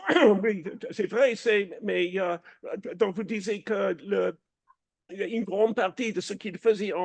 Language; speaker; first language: French; non-native, fluent; English